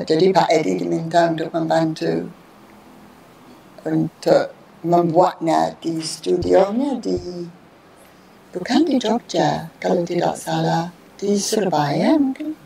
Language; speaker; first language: Indonesian; non-native, fluent; English